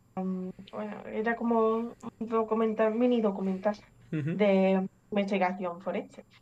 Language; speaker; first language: Spanish; early bilingual, other home language; English